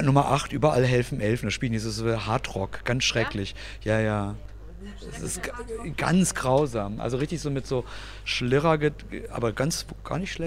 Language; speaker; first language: German; native; German